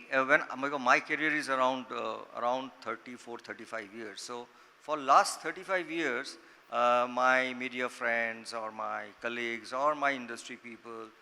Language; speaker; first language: English; non-native, local second language; Bangla